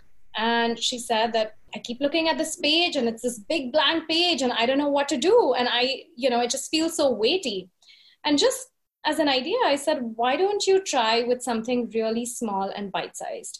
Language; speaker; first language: English; non-native, local second language; Hindi